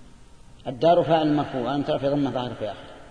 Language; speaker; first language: Arabic; native; Arabic